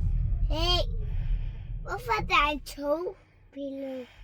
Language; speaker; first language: Danish; early bilingual, other home language; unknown